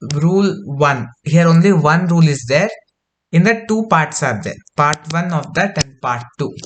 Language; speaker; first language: English; non-native, local second language; Kannada